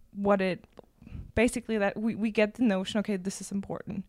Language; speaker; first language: English; non-native, fluent; German